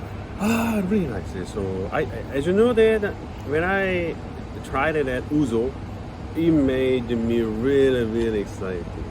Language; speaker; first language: English; non-native, learner; Korean